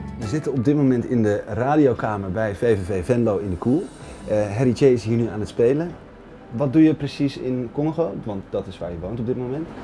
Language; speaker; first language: Dutch; native; Dutch